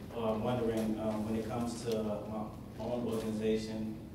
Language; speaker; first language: English; native; English